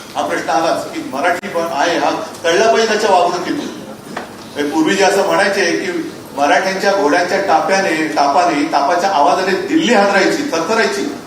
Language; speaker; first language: Marathi; native; Marathi